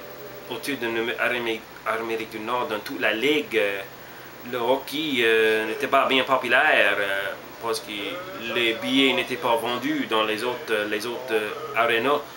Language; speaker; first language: French; non-native, learner; English